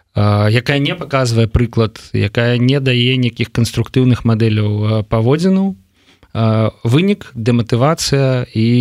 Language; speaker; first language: Belarusian; non-native, local second language; Russian